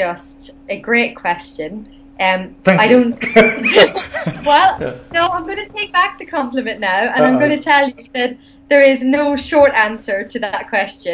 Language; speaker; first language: English; native; English